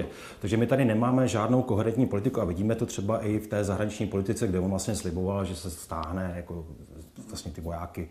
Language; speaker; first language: Czech; native; Czech